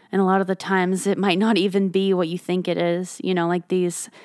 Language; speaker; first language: English; native; English